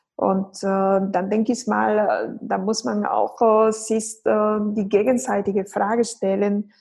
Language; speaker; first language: German; non-native, fluent; Spanish